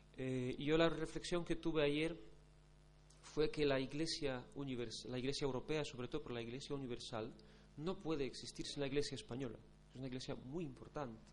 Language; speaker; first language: Spanish; non-native, fluent; Polish